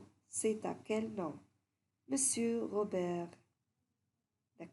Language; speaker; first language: French; non-native, fluent; Arabic